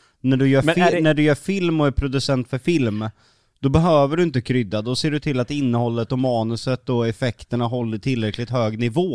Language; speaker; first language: Swedish; native; Swedish